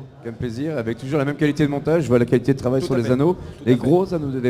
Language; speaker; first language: French; native; French